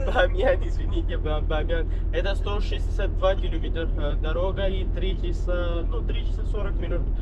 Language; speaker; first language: Russian; non-native, learner; Kyrgyz